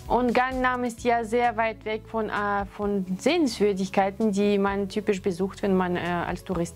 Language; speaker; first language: German; non-native, fluent; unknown